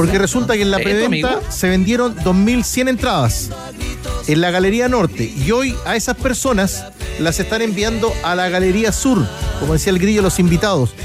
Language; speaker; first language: Spanish; native; Spanish